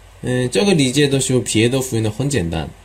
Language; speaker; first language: Chinese; non-native, learner; Korean